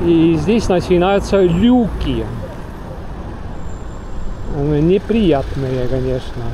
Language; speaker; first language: Russian; non-native, local second language; Estonian